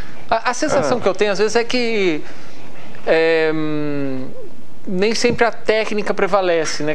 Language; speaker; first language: Portuguese; native; Portuguese